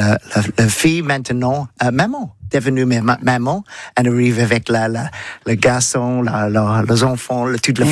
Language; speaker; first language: French; non-native, learner; English